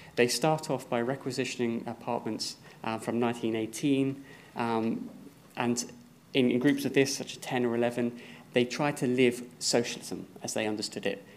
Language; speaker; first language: English; native; English